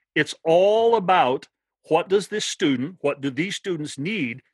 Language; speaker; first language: English; native; English